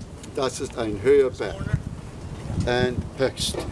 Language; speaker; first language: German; non-native, fluent; English